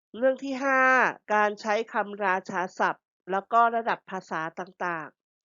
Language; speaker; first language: Thai; native; Thai